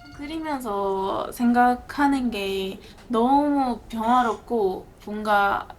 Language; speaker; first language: Korean; non-native, learner; Russian